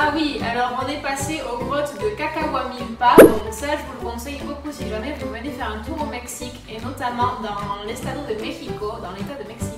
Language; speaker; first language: French; native; French